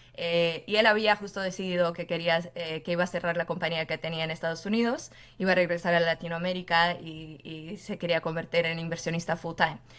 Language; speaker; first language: Spanish; non-native, fluent; Portuguese